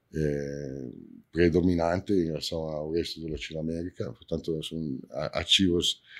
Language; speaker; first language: Portuguese; non-native, fluent; Italian